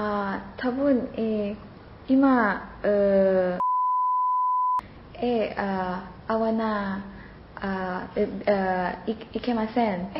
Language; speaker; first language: Japanese; non-native, learner; Indonesian